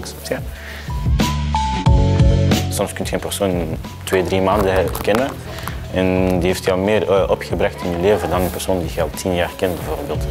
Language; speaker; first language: Dutch; early bilingual, other home language; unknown